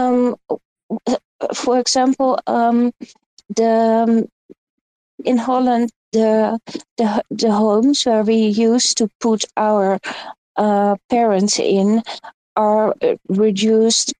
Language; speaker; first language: English; non-native, learner; Dutch